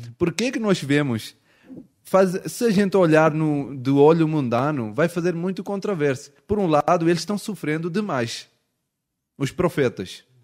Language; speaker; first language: Portuguese; non-native, fluent; Urdu